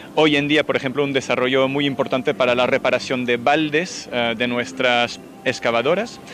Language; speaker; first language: Spanish; non-native, fluent; French